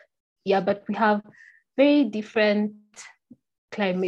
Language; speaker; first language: English; non-native, local second language; Kikuyu